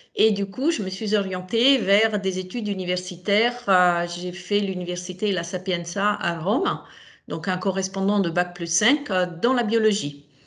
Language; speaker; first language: French; non-native, fluent; Italian